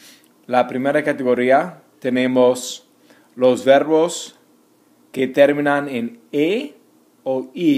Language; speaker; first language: Spanish; non-native, fluent; English